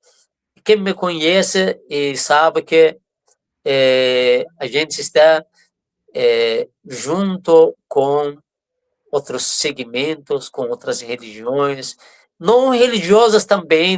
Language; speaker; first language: Portuguese; non-native, fluent; Persian